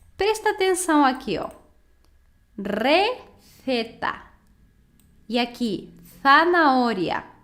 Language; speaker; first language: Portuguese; non-native, fluent; Spanish